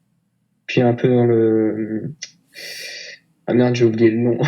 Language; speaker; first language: French; native; French